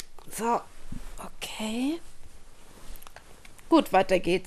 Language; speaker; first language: German; native; German